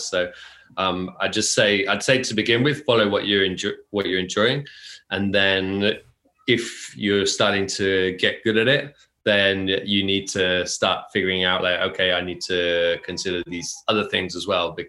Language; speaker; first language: English; native; English